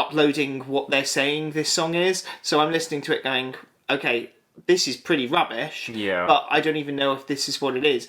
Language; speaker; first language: English; native; English